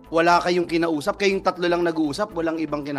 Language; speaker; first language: Filipino; native; Filipino